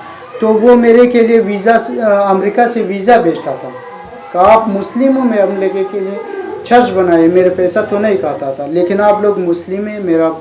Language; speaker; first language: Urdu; non-native, learner; Persian